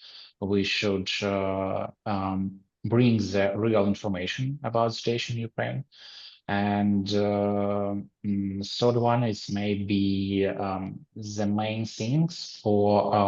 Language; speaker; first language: English; non-native, learner; Ukrainian